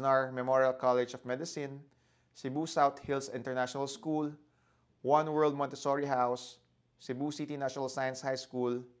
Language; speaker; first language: English; non-native, local second language; Filipino